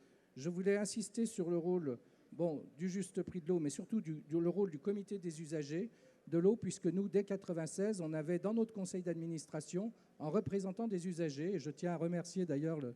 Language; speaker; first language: French; native; French